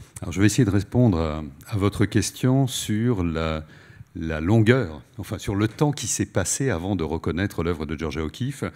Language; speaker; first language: French; native; French